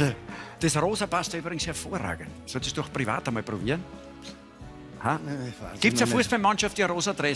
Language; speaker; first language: German; native; German